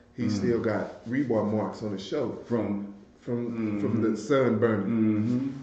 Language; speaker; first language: English; native; English